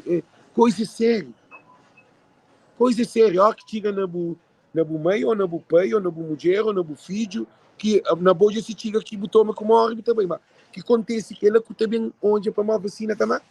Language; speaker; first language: Portuguese; non-native, local second language; Kabuverdianu